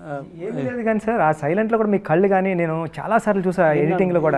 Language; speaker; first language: Telugu; native; Telugu